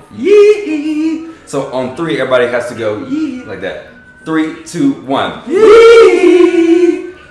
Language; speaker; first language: English; native; English